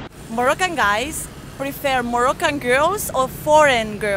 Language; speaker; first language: English; non-native, fluent; Spanish